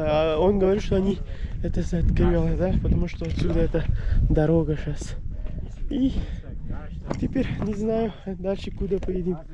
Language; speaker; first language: Russian; non-native, learner; Persian